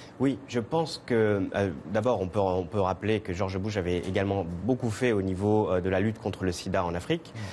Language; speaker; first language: French; native; French